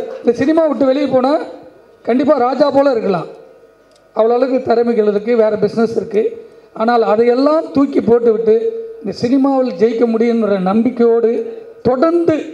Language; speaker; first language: Tamil; native; Tamil